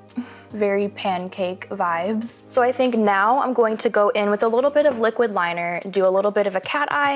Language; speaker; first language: English; native; English